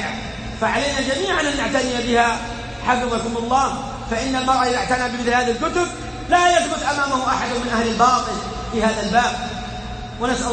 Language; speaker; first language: Arabic; native; Arabic